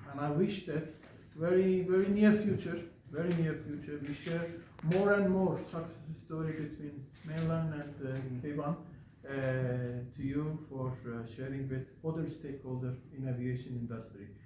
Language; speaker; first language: English; non-native, fluent; Turkish